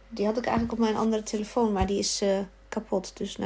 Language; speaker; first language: Dutch; native; Dutch